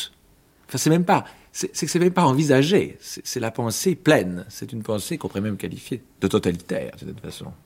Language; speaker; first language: French; native; French